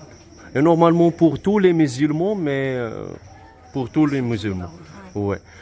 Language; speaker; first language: French; non-native, learner; Arabic